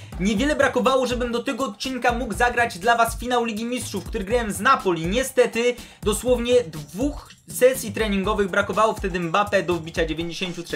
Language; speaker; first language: Polish; native; Polish